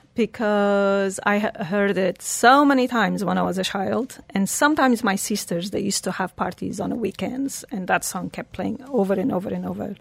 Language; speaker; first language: English; non-native, fluent; Portuguese